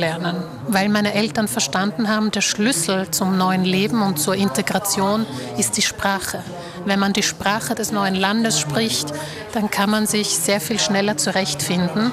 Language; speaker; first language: German; early bilingual, other home language; Slovak